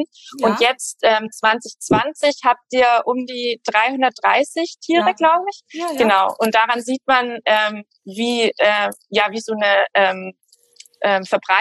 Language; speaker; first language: German; native; German